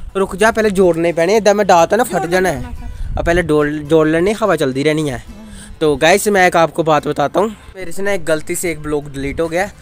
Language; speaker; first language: Hindi; non-native, local second language; Punjabi